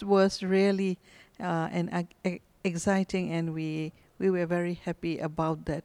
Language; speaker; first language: English; non-native, fluent; Burmese